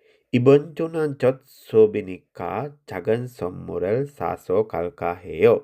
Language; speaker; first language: Korean; non-native, fluent; Sinhala